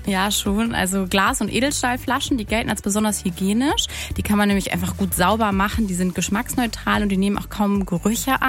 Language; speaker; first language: German; native; German